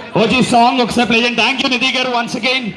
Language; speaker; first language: Telugu; native; Telugu